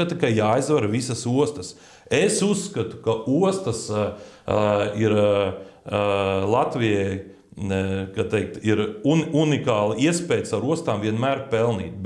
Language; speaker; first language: Latvian; native; Latvian